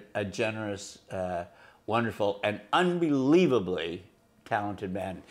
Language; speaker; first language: English; native; English